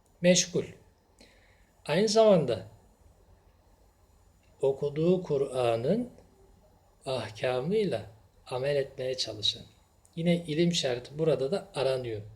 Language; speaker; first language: Turkish; native; Turkish